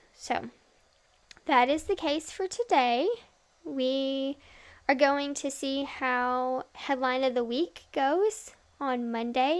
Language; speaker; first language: English; native; English